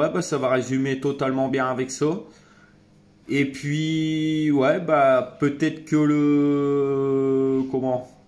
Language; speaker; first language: French; native; French